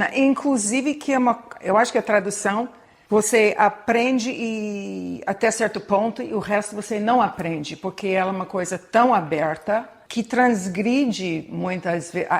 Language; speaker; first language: Portuguese; non-native, fluent; English